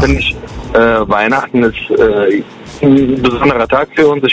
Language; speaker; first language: German; early bilingual, other home language; Kurdish